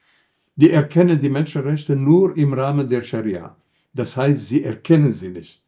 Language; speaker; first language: German; non-native, fluent; Arabic